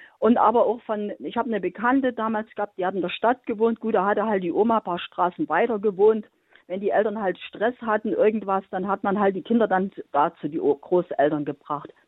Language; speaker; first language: German; native; German